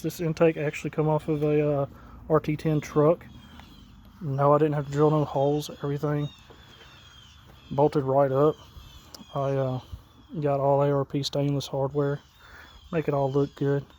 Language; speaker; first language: English; native; English